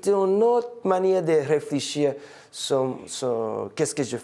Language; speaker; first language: French; non-native, fluent; English